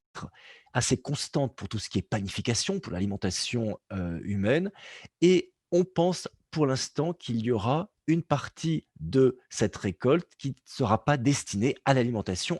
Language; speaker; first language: French; native; French